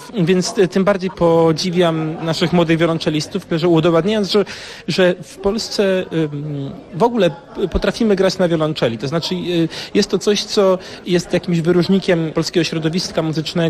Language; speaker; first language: Polish; native; Polish